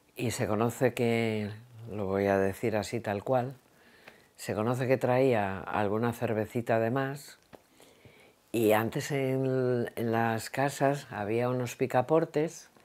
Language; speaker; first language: Spanish; native; Spanish